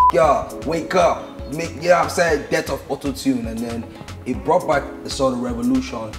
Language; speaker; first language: English; non-native, local second language; Hausa